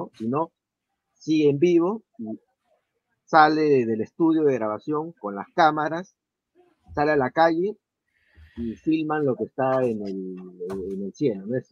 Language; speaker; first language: Spanish; native; Spanish